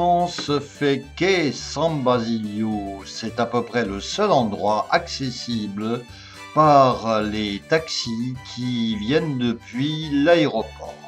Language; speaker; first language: French; native; French